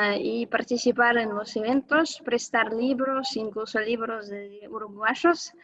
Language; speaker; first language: Spanish; non-native, fluent; Russian